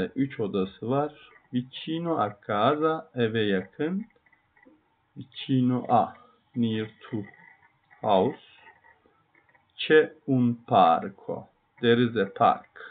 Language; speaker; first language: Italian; non-native, fluent; Turkish